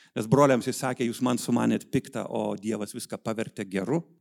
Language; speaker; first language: Lithuanian; native; Lithuanian